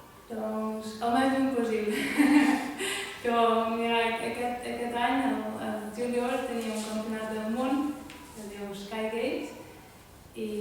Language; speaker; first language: Catalan; non-native, fluent; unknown